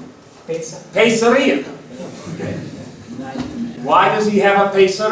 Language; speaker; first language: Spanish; non-native, learner; English